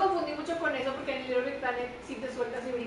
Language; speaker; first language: Spanish; native; Spanish